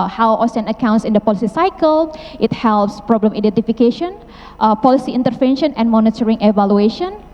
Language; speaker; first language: English; non-native, fluent; Indonesian